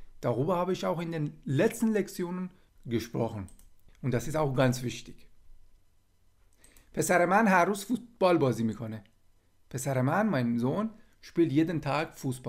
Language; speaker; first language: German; non-native, fluent; Persian